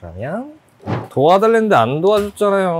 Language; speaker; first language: Korean; native; Korean